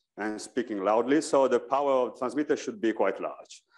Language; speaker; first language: English; non-native, fluent; Italian